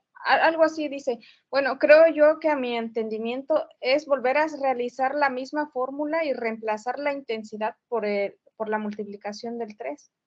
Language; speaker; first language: Spanish; native; Spanish